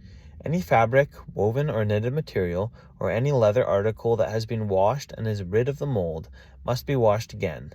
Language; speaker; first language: English; native; English